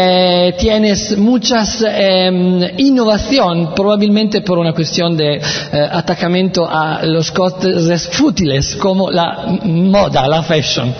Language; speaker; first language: Spanish; non-native, learner; Italian